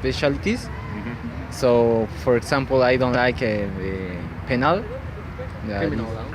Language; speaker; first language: English; non-native, learner; Spanish